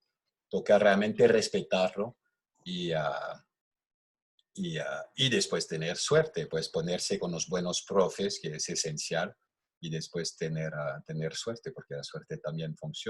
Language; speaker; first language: Spanish; non-native, fluent; French